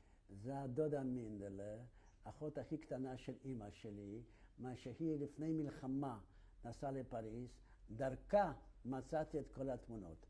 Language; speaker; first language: Hebrew; non-native, fluent; Yiddish